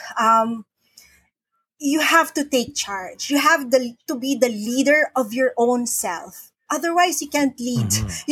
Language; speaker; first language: English; non-native, local second language; Filipino